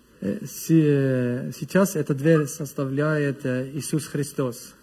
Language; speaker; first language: Russian; non-native, learner; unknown